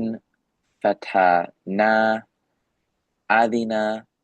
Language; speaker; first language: Arabic; non-native, learner; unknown